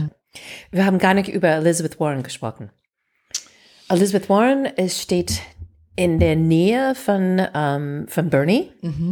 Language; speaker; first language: German; non-native, fluent; English